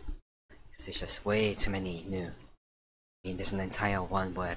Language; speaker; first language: English; native; English